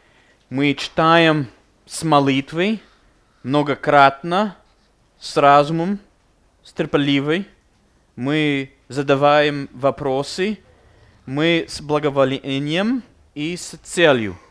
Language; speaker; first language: Russian; non-native, fluent; English